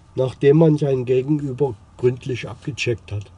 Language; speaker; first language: German; native; German